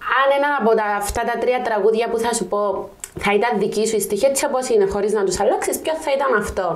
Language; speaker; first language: Greek; native; Greek